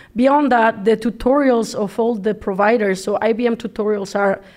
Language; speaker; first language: English; non-native, fluent; Spanish